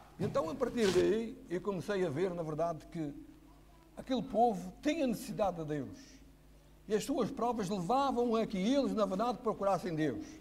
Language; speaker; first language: Portuguese; native; Portuguese